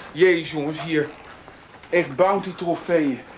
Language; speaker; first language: English; non-native, learner; Dutch